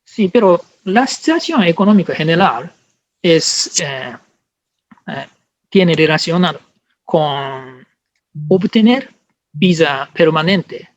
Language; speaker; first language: Spanish; non-native, learner; Japanese